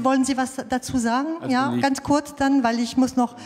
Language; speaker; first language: German; non-native, learner; French